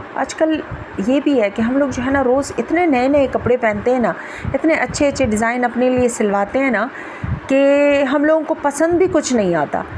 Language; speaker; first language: Urdu; non-native, local second language; Pashto